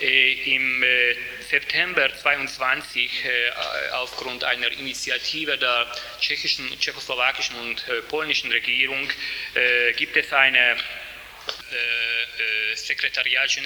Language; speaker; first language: German; non-native, fluent; Hungarian